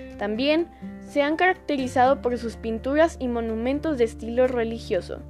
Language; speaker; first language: Spanish; native; Spanish